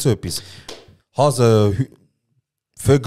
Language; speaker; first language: German; native; German